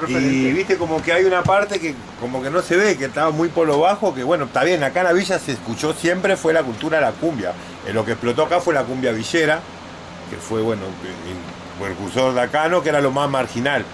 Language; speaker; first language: Spanish; native; Spanish